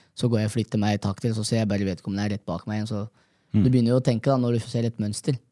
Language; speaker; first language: Norwegian; early bilingual, other home language; Somali